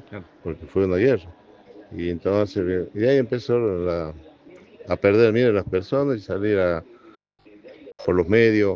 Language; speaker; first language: Spanish; native; Spanish